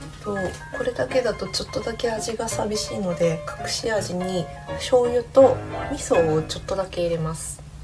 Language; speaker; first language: Japanese; non-native, local second language; Chinese